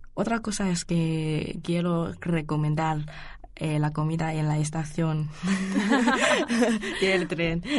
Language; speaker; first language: Spanish; non-native, learner; Chinese